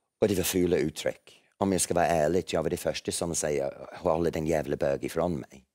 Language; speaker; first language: Swedish; non-native, fluent; English